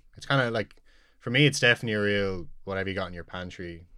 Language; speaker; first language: English; native; English